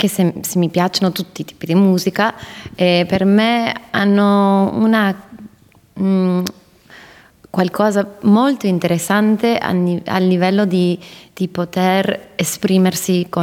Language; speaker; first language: Italian; non-native, fluent; English